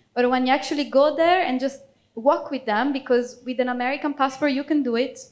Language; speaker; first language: English; non-native, fluent; Italian